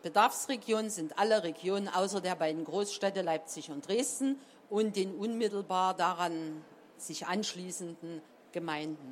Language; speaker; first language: German; native; German